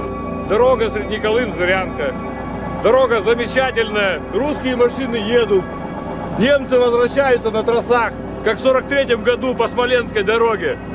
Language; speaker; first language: Russian; native; Russian